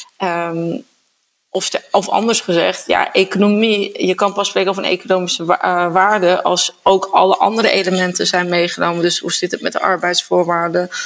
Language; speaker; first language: Dutch; native; Dutch